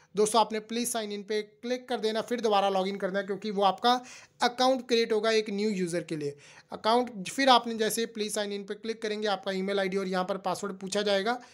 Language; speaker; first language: Hindi; native; Hindi